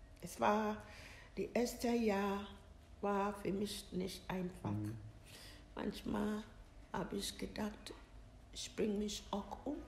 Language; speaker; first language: German; non-native, learner; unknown